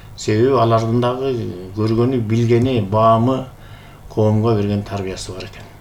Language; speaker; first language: Kyrgyz; native; Kyrgyz